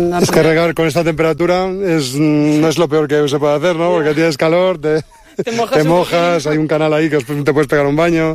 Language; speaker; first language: Spanish; native; Spanish